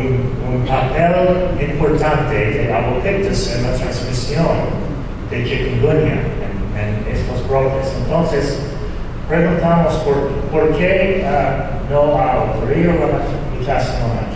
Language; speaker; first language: Spanish; non-native, fluent; English